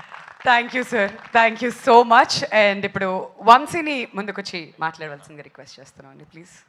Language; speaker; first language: Telugu; native; Telugu